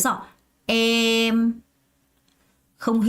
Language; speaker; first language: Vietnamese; non-native, fluent; Korean